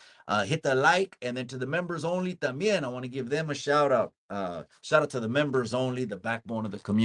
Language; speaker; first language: English; early bilingual, other home language; Spanish